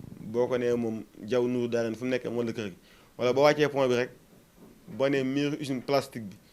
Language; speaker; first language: Wolof; non-native, local second language; Fula